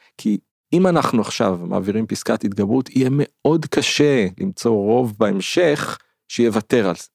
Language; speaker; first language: Hebrew; native; Hebrew